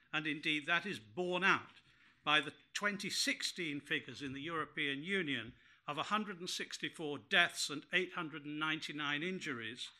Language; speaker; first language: English; native; English